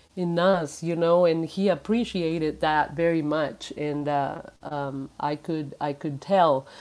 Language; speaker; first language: English; non-native, fluent; Spanish